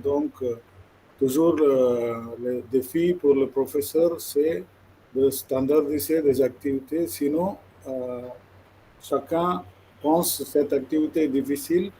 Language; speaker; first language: French; non-native, local second language; English